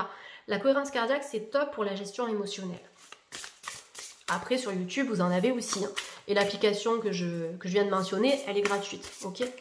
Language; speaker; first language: French; native; French